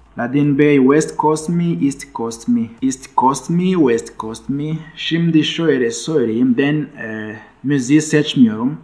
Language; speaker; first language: Turkish; non-native, fluent; Kinyarwanda